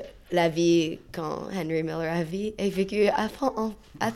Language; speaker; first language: French; non-native, fluent; English